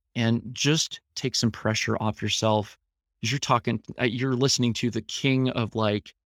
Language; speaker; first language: English; native; English